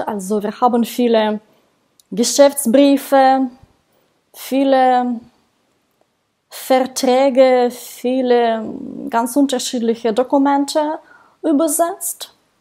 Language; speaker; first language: German; non-native, fluent; Russian